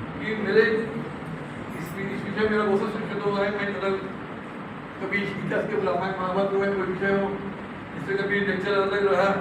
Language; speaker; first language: Hindi; non-native, local second language; Marathi